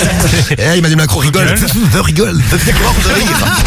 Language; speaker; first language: French; native; French